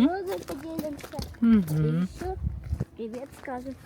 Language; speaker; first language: Russian; non-native, local second language; Yakut